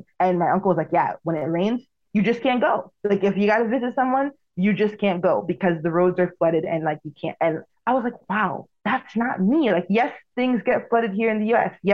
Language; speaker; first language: English; early bilingual, other home language; Igbo